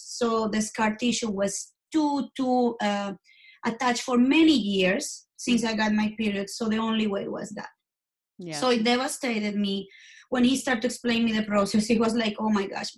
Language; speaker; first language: English; non-native, fluent; Spanish